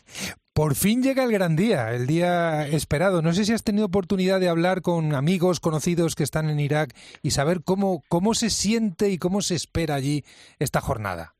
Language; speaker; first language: Spanish; native; Spanish